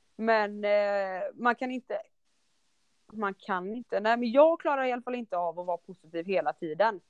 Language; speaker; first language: Swedish; early bilingual, other home language; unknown